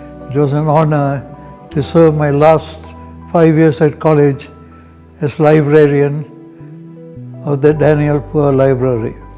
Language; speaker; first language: English; non-native, local second language; Tamil